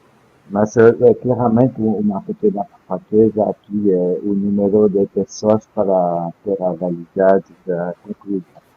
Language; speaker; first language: Portuguese; non-native, fluent; French